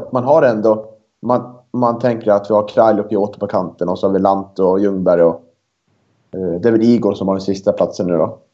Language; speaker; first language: Swedish; native; Swedish